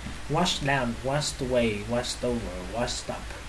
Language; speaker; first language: English; non-native, fluent; Vietnamese